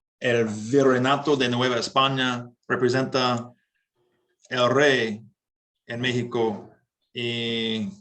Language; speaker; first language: Spanish; non-native, learner; English